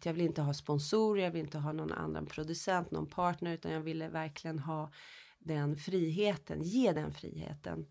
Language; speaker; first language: Swedish; early bilingual, heritage; Swedish